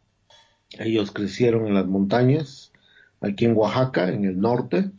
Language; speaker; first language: Spanish; non-native, local second language; Zapotec